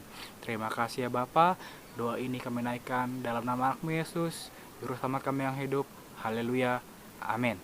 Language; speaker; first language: Indonesian; native; Indonesian